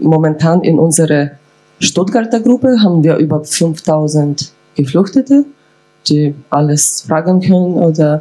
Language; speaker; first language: German; non-native, fluent; Ukrainian